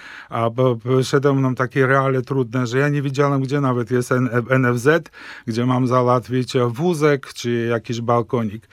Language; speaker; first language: Polish; early bilingual, heritage; Polish